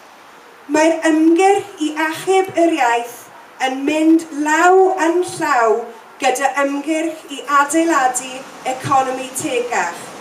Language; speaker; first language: Welsh; non-native, local second language; English